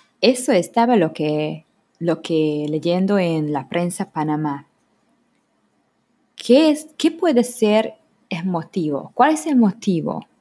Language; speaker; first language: Spanish; non-native, learner; Hungarian